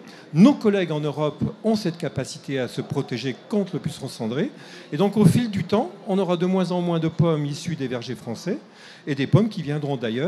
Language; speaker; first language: French; native; French